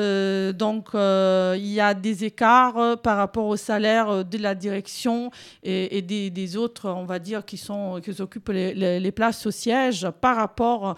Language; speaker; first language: French; native; French